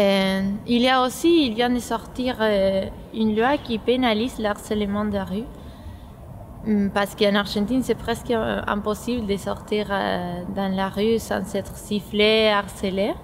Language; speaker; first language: French; non-native, fluent; Spanish